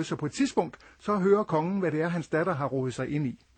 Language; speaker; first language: Danish; native; Danish